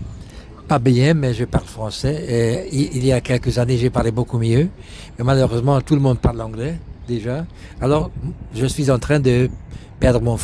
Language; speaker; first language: French; non-native, learner; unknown